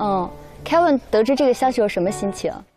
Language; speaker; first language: Chinese; native; Chinese